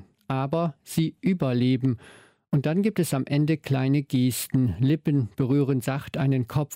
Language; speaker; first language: German; native; German